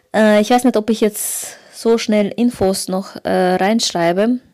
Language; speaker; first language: German; early bilingual, other home language; Russian